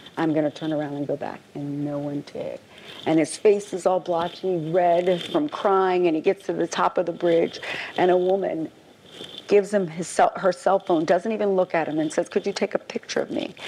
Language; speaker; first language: English; native; English